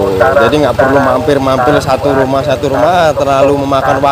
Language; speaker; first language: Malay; non-native, local second language; Javanese